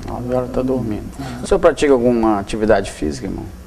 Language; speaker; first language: Portuguese; native; Portuguese